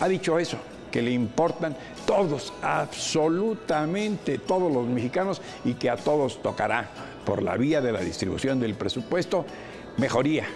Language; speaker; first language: Spanish; native; Spanish